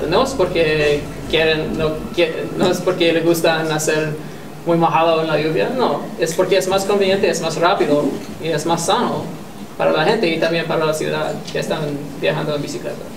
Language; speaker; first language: Spanish; non-native, fluent; English